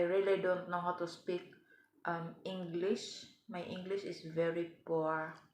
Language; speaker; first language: English; non-native, learner; Cebuano